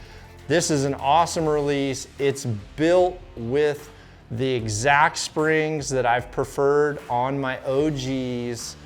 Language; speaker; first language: English; native; English